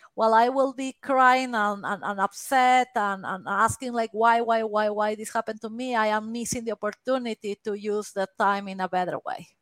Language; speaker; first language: English; non-native, fluent; Spanish